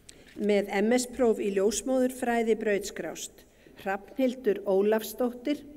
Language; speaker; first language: Icelandic; native; Icelandic